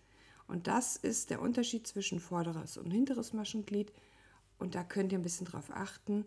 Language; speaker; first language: German; native; German